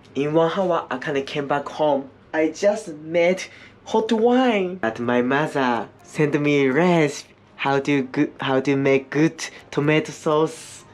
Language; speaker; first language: English; non-native, learner; Japanese